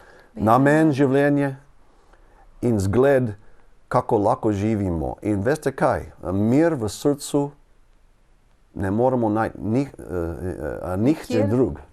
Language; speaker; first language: Slovenian; non-native, learner; English